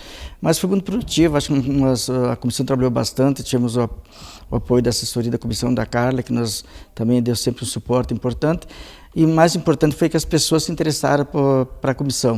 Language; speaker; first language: Portuguese; native; Portuguese